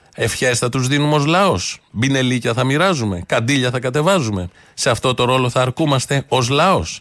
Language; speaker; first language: Greek; native; Greek